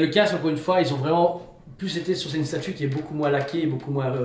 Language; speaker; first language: French; native; French